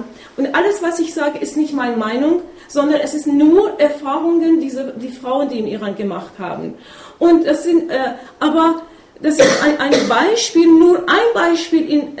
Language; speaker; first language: German; non-native, fluent; Persian